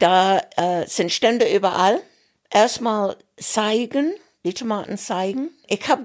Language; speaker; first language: German; non-native, fluent; English